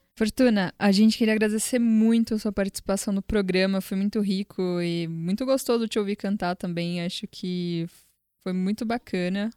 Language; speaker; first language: Portuguese; native; Portuguese